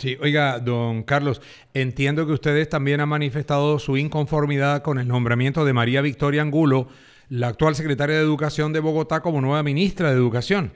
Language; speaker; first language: Spanish; native; Spanish